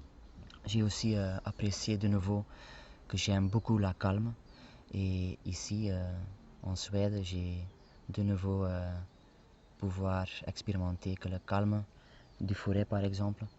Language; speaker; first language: French; non-native, fluent; Spanish